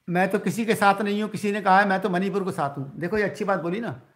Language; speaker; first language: Hindi; native; Hindi